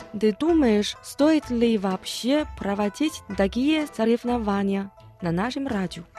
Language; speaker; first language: Russian; non-native, fluent; Chinese